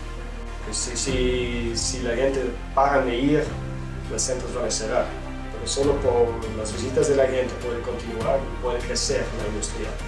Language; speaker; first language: Spanish; non-native, fluent; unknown